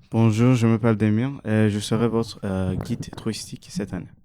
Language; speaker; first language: French; non-native, fluent; Turkish